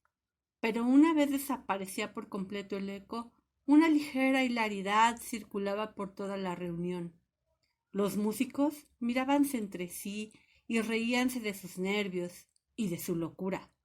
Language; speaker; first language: Spanish; native; Spanish